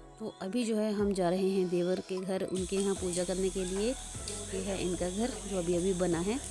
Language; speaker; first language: Hindi; native; Hindi